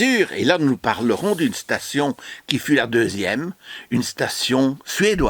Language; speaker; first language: French; native; French